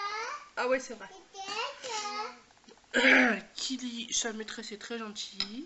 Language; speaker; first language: French; native; French